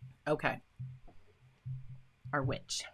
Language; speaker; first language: English; native; English